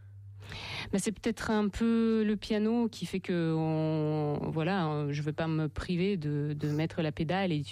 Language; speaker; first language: French; non-native, fluent; Russian